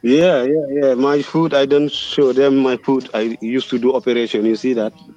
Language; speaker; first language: English; non-native, learner; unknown